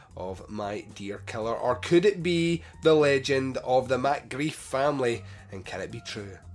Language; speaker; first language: English; native; English